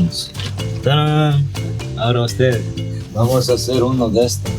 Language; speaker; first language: Spanish; non-native, local second language; Quechua